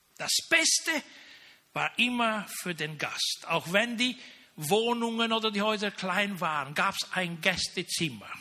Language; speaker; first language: German; non-native, fluent; Romanian